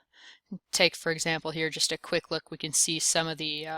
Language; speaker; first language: English; native; English